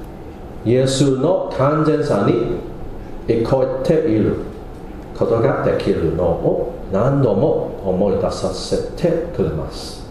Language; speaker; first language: Japanese; non-native, fluent; English